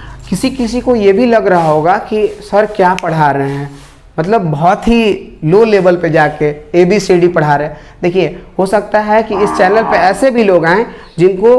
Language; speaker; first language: Hindi; native; Hindi